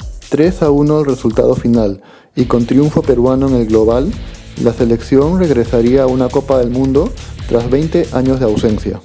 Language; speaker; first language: Spanish; native; Spanish